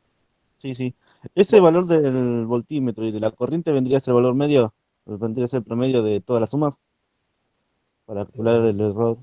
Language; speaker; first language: Spanish; native; Spanish